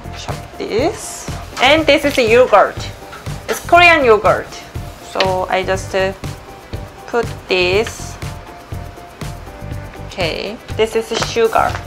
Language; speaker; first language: English; non-native, learner; Korean